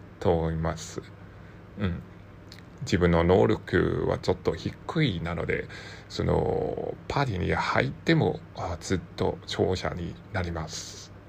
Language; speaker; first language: Japanese; non-native, learner; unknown